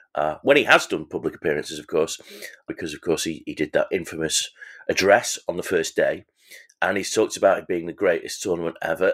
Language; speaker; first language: English; native; English